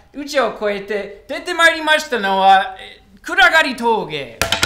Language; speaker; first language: Japanese; non-native, fluent; English